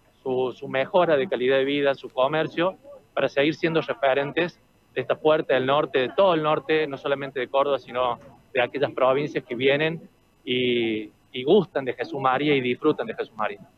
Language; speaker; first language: Spanish; native; Spanish